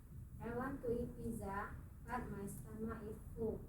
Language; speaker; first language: English; non-native, learner; Indonesian